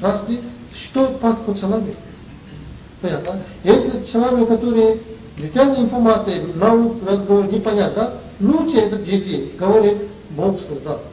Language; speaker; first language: Russian; non-native, learner; Tibetan